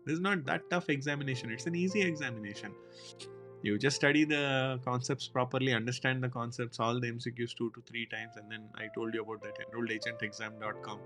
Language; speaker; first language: English; non-native, local second language; Hindi